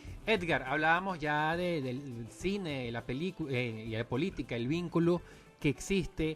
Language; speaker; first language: Spanish; native; Spanish